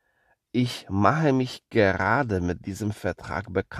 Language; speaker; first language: German; non-native, fluent; Polish